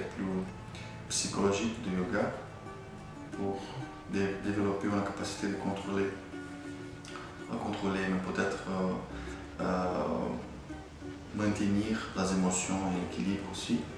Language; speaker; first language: French; non-native, fluent; Portuguese